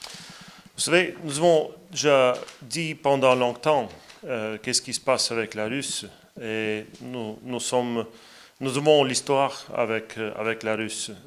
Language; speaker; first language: French; non-native, fluent; Latvian